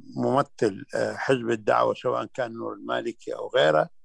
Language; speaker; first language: Arabic; native; Arabic